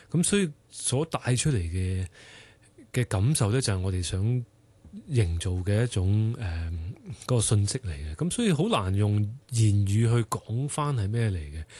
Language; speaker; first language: Cantonese; native; Cantonese